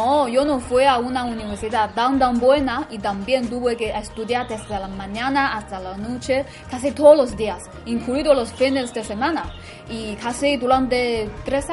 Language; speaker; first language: Spanish; non-native, fluent; Chinese